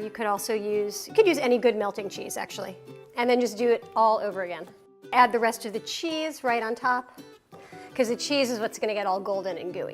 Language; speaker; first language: English; native; English